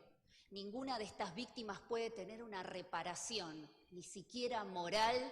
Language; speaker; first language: Spanish; native; Spanish